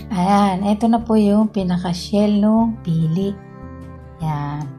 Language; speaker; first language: Filipino; non-native, local second language; Bikol